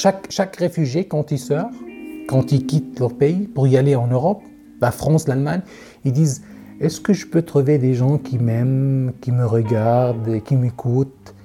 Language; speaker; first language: French; non-native, learner; Arabic